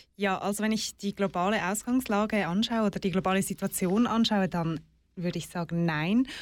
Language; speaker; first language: German; native; German